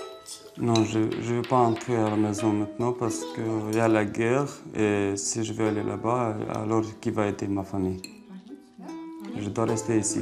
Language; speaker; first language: French; non-native, learner; Ukrainian